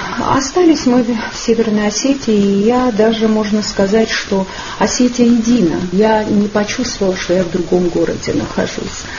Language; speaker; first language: Russian; non-native, local second language; Ossetic